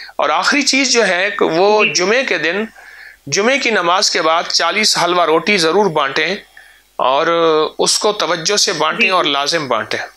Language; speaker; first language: Urdu; native; Urdu